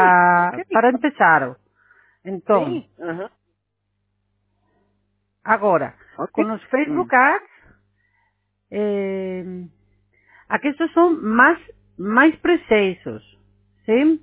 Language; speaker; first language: Portuguese; non-native, learner; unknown